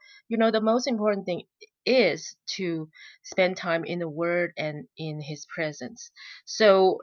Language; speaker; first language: English; non-native, local second language; Chinese